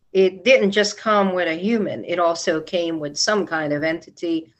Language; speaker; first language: English; non-native, local second language; Filipino